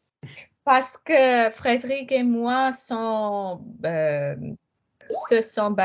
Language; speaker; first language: French; non-native, learner; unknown